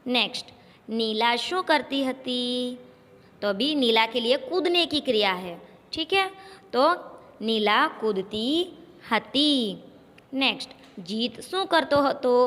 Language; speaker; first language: Hindi; non-native, local second language; Gujarati